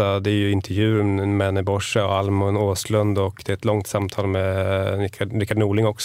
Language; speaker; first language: Swedish; native; Swedish